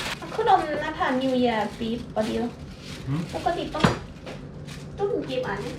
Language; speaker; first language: Korean; non-native, learner; Thai